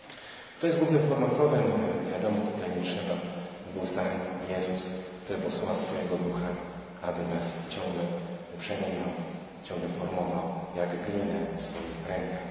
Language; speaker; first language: Polish; native; Polish